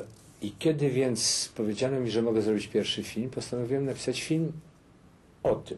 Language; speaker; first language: Polish; native; Polish